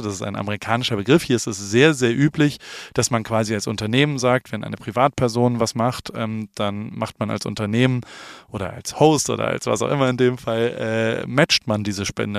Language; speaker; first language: German; native; German